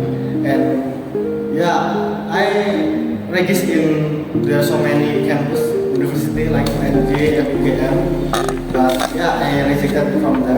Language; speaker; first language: English; non-native, learner; Indonesian